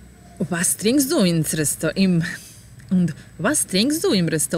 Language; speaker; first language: German; non-native, fluent; Serbian